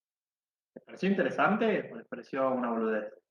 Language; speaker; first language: Spanish; native; Spanish